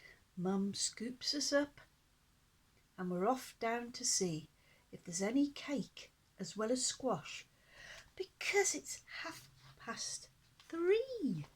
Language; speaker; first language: English; native; English